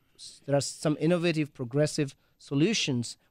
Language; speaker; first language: English; native; English